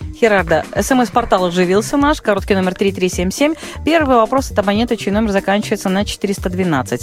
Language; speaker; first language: Russian; native; Russian